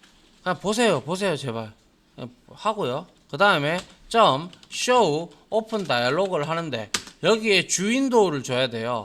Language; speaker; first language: Korean; native; Korean